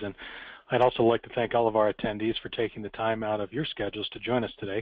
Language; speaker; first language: English; native; English